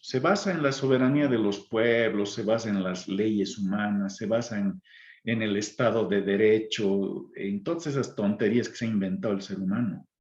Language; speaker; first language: Spanish; native; Spanish